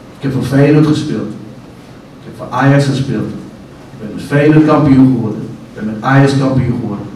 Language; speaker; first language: Dutch; native; Dutch